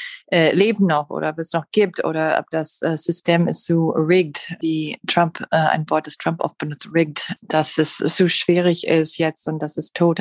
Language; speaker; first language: German; non-native, learner; English